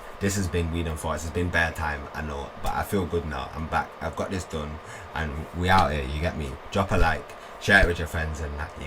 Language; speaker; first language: English; native; English